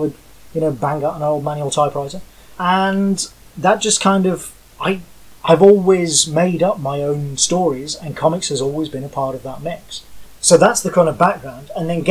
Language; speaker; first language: English; native; English